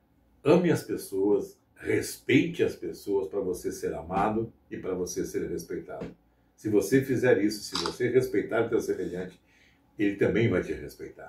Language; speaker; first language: Portuguese; native; Portuguese